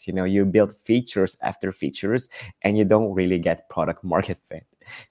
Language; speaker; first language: English; non-native, local second language; Filipino